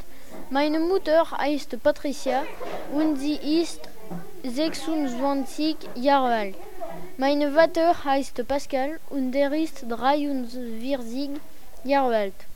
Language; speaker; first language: German; non-native, learner; French